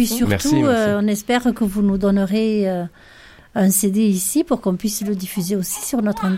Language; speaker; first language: French; native; French